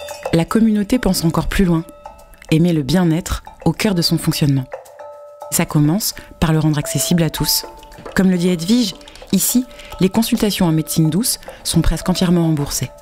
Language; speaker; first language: French; native; French